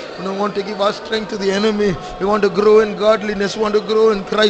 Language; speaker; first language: English; non-native, local second language; Tamil